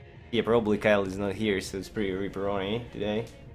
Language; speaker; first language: English; non-native, fluent; Russian